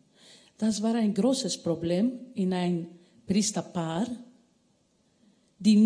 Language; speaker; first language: German; non-native, fluent; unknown